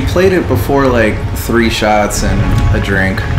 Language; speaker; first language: English; native; English